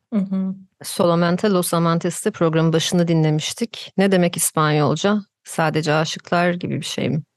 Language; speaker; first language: Turkish; native; Turkish